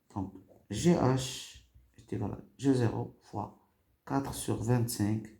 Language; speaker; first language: French; non-native, local second language; Arabic